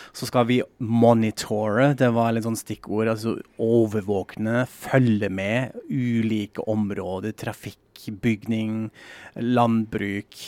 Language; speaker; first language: Norwegian; non-native, fluent; German